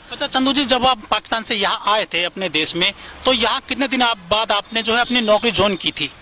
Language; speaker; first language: Hindi; native; Hindi